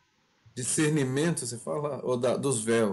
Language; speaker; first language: Portuguese; native; Portuguese